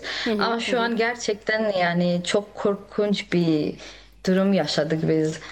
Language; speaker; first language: Turkish; non-native, fluent; Nepali